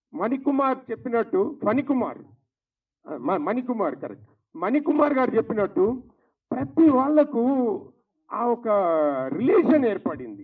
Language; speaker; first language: Telugu; native; Telugu